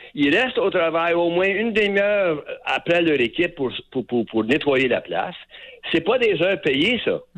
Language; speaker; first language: French; native; French